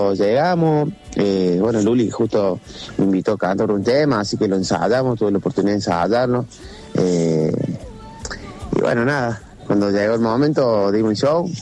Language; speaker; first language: Spanish; native; Spanish